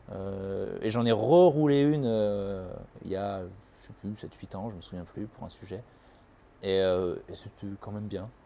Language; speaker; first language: French; native; French